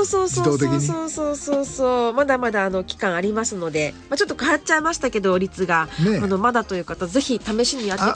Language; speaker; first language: Japanese; native; Japanese